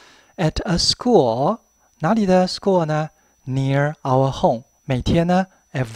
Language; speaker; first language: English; non-native, fluent; Chinese